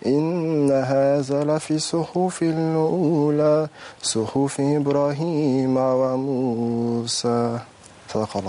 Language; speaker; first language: Arabic; non-native, learner; French